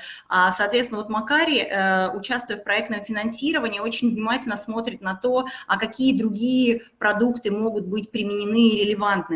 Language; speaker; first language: Russian; native; Russian